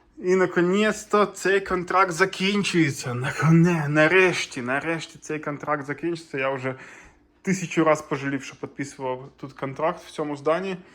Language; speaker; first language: Ukrainian; non-native, local second language; Russian